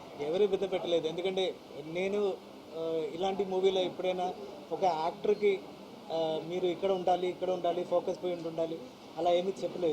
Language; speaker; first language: Telugu; non-native, learner; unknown